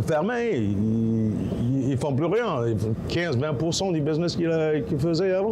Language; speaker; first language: French; non-native, local second language; Arabic